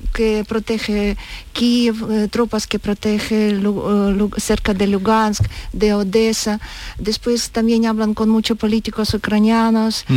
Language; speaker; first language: Spanish; non-native, learner; Ukrainian